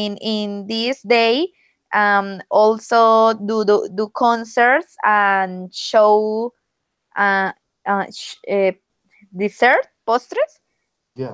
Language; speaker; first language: English; non-native, learner; Spanish